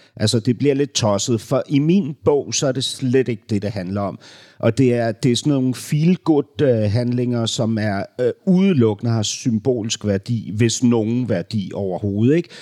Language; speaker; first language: Danish; native; Danish